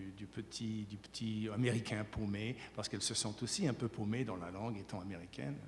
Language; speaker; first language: French; native; French